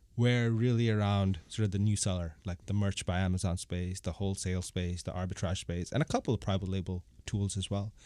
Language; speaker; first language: English; non-native, fluent; Bangla